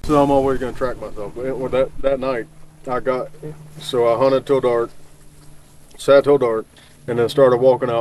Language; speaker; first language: English; native; English